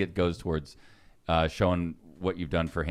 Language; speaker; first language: English; native; English